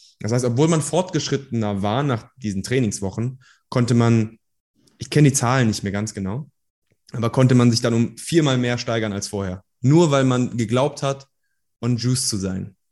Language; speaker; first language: German; early bilingual, other home language; Persian